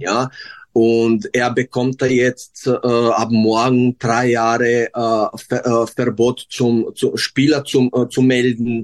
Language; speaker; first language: German; non-native, fluent; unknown